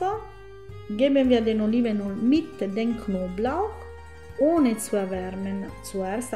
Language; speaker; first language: German; non-native, fluent; Italian